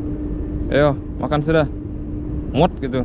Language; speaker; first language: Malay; non-native, local second language; Javanese